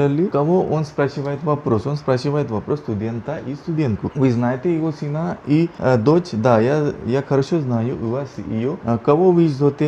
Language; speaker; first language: Russian; non-native, learner; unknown